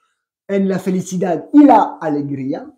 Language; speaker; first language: Spanish; non-native, fluent; French